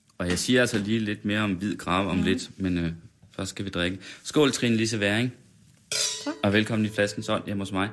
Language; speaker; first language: Danish; native; Danish